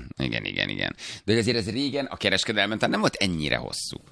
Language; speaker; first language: Hungarian; native; Hungarian